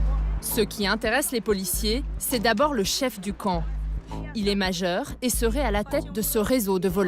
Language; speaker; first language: French; native; French